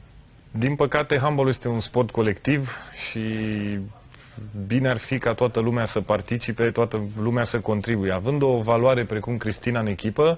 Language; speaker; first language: Romanian; native; Romanian